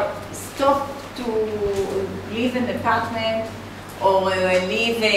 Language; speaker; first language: English; non-native, fluent; Hebrew